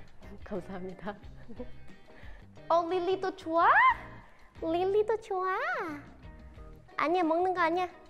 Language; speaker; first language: Korean; non-native, fluent; Thai